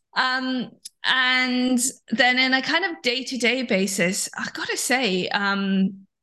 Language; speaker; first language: English; native; English